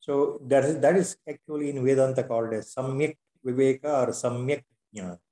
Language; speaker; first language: English; non-native, local second language; Kannada